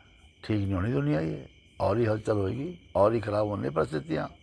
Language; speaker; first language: Hindi; native; Hindi